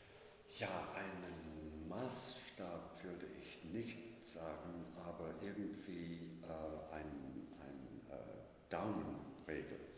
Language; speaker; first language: German; non-native, fluent; English